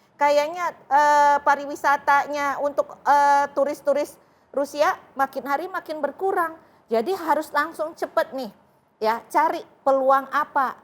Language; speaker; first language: Indonesian; native; Indonesian